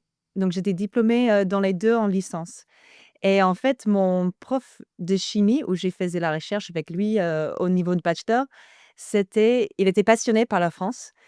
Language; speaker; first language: French; non-native, fluent; English